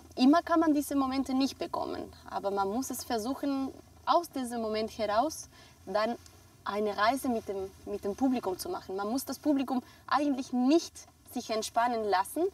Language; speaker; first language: German; non-native, fluent; Spanish